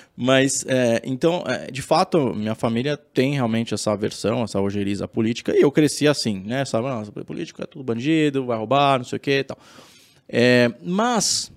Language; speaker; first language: Portuguese; native; Portuguese